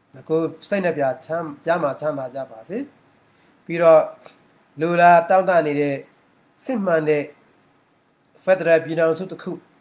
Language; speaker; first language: Burmese; non-native, local second language; Mon